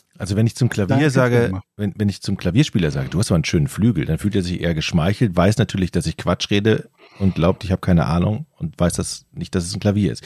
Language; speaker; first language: German; native; German